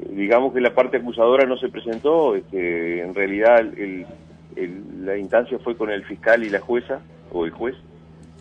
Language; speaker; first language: Spanish; native; Spanish